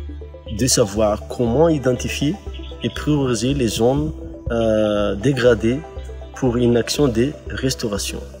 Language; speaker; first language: French; non-native, local second language; Malagasy